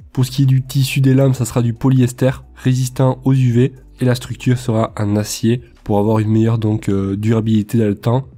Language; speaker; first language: French; native; French